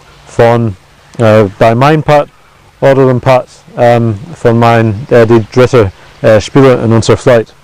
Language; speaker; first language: German; non-native, fluent; English